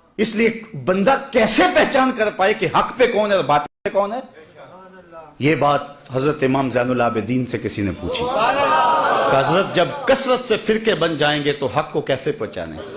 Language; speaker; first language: Urdu; non-native, local second language; Punjabi